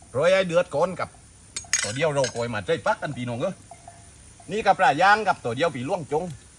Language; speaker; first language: Thai; native; Thai